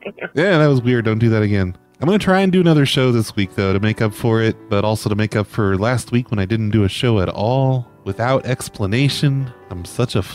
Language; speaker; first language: English; native; English